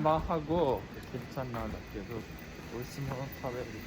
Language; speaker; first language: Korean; non-native, learner; Japanese